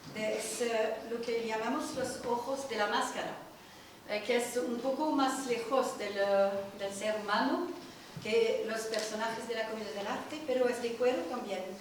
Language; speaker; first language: Spanish; non-native, learner; French